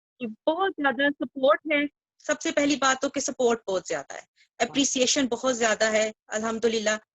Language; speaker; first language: Urdu; non-native, local second language; Punjabi